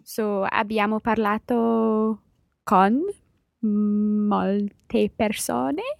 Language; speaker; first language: Italian; non-native, learner; English